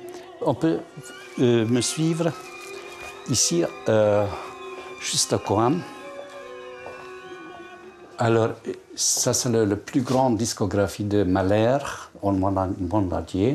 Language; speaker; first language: French; non-native, fluent; Hungarian